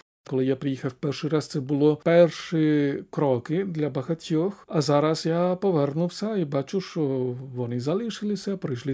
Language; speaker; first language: Ukrainian; non-native, fluent; Spanish